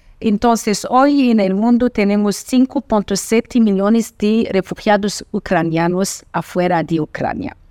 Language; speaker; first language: Spanish; non-native, fluent; Portuguese